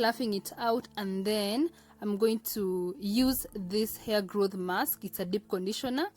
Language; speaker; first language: English; non-native, local second language; Swahili